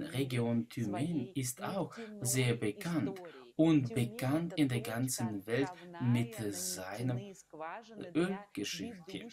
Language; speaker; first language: German; non-native, fluent; Russian